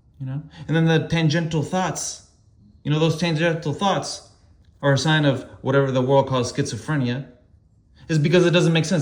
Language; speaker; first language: English; native; English